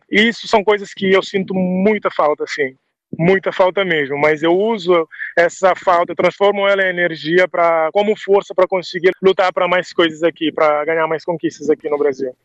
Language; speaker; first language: Portuguese; non-native, local second language; Upper Guinea Crioulo